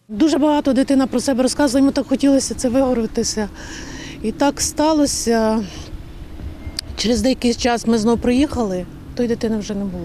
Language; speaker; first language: Ukrainian; native; Ukrainian